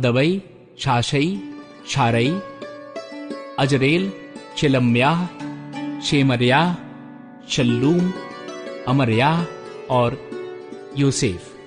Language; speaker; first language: Hindi; native; Hindi